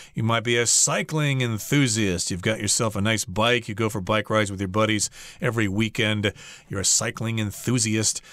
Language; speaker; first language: English; native; English